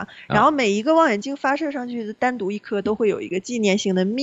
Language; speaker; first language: Chinese; native; Chinese